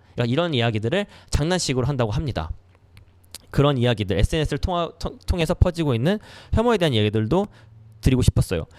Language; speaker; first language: Korean; native; Korean